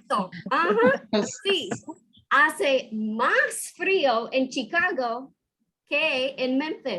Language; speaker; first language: Spanish; non-native, fluent; English